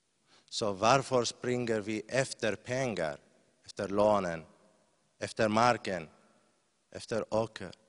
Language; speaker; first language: Swedish; non-native, fluent; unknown